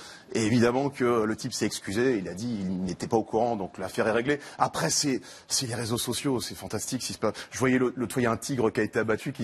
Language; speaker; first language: French; native; French